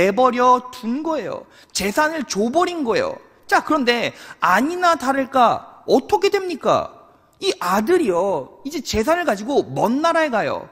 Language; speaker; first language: Korean; native; Korean